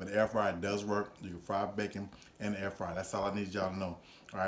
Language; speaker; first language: English; native; English